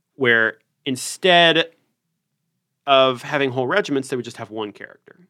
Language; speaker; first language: English; native; English